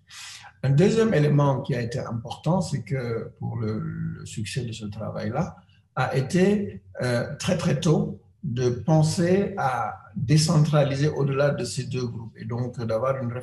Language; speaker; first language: French; non-native, local second language; Wolof